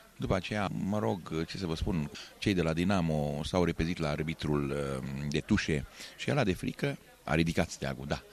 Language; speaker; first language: Romanian; non-native, local second language; Hungarian